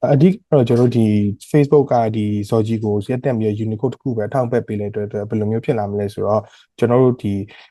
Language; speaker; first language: Burmese; non-native, local second language; Karen languages